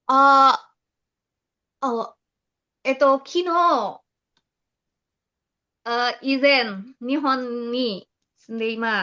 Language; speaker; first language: Japanese; non-native, learner; Indonesian